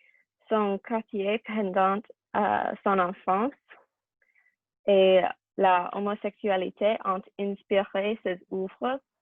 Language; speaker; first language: French; non-native, learner; English